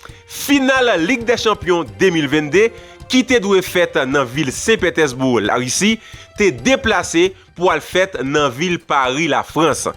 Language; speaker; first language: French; non-native, local second language; Haitian Creole